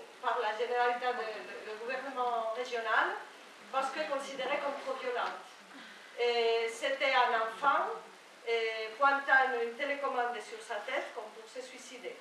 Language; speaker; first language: French; non-native, fluent; Spanish